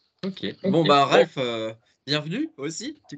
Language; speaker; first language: French; native; French